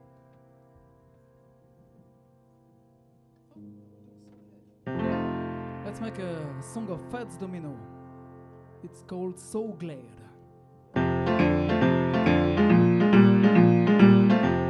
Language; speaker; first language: English; non-native, learner; French